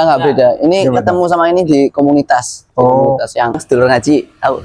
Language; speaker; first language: Indonesian; native; Indonesian